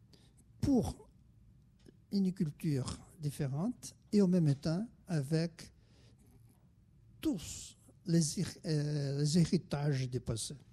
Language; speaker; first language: French; non-native, fluent; Portuguese